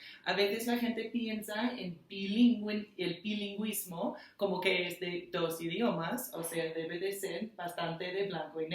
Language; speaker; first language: Spanish; non-native, fluent; English